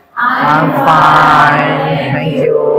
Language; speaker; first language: English; non-native, learner; Indonesian